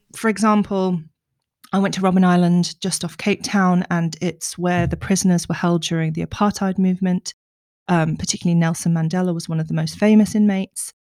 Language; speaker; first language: English; native; English